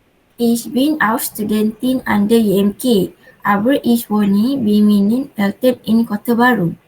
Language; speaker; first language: German; non-native, learner; Malay